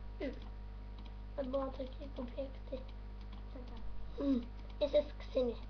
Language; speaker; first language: Polish; native; Polish